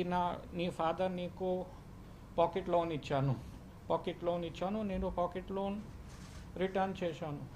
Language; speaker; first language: Telugu; early bilingual, heritage; Telugu